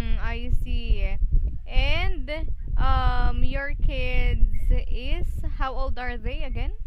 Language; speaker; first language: English; non-native, local second language; Filipino